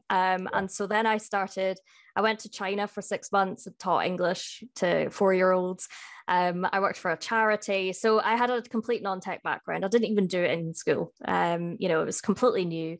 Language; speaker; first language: English; native; English